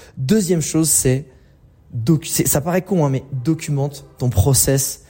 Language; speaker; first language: French; native; French